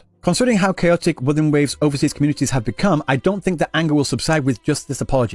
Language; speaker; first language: English; native; English